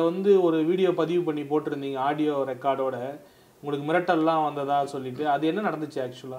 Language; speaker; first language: Tamil; native; Tamil